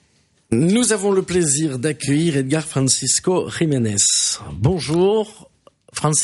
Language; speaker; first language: French; native; French